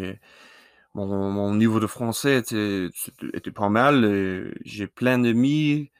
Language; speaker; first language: French; non-native, learner; English